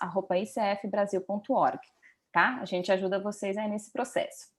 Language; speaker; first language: Portuguese; native; Portuguese